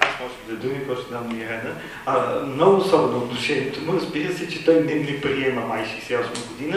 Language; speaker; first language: Bulgarian; native; Bulgarian